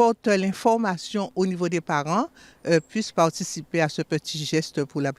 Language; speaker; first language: French; native; French